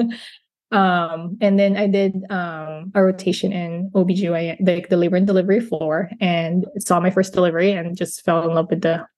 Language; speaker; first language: English; native; English